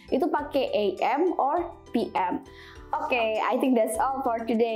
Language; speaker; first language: English; non-native, fluent; Indonesian